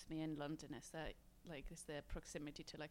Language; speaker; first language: English; non-native, fluent; Icelandic